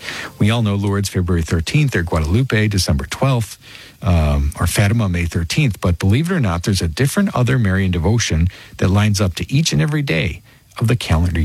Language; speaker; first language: English; native; English